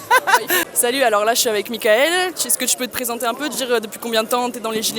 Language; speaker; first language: French; native; French